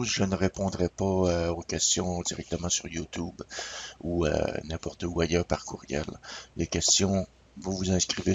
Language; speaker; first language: French; native; French